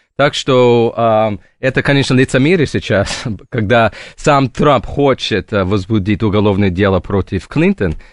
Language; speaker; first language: Russian; non-native, fluent; English